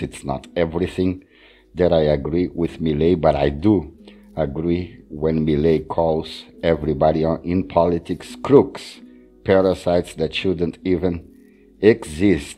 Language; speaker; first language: English; non-native, fluent; Portuguese